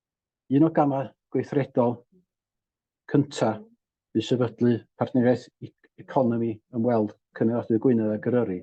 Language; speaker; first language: Welsh; native; Welsh